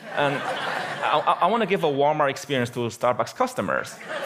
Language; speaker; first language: English; non-native, fluent; Chinese